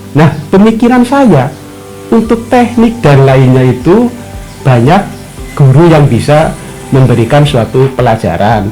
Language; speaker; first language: Indonesian; non-native, local second language; Javanese